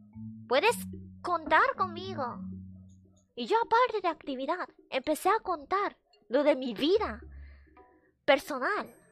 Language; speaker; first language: Spanish; non-native, fluent; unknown